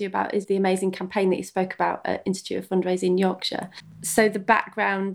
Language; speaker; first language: English; native; English